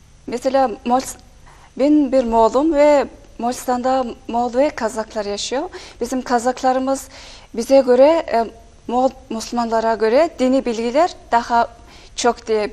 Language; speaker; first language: Turkish; non-native, fluent; Mongolian